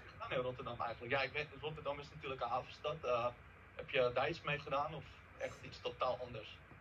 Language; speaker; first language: Dutch; native; Dutch